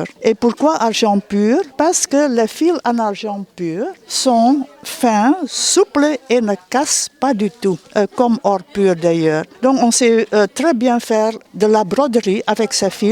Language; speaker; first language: French; non-native, fluent; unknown